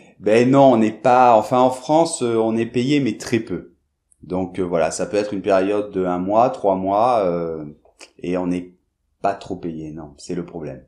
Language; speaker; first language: French; native; French